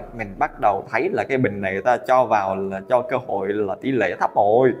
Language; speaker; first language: Vietnamese; native; Vietnamese